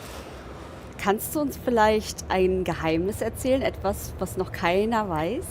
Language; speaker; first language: German; native; German